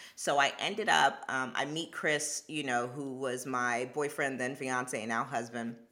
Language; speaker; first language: English; early bilingual, other home language; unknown